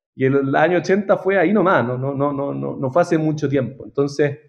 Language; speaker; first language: Spanish; native; Spanish